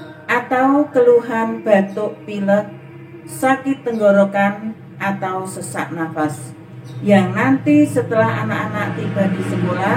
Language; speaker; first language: Indonesian; native; Indonesian